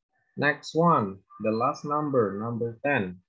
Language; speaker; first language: English; non-native, fluent; Indonesian